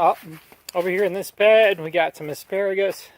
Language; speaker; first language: English; native; English